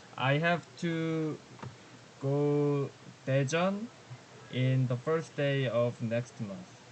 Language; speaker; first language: English; non-native, learner; Korean